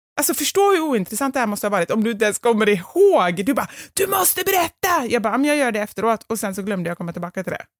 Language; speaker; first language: Swedish; native; Swedish